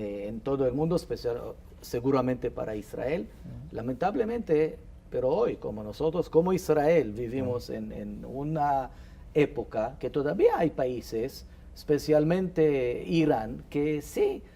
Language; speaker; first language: Spanish; non-native, fluent; Hebrew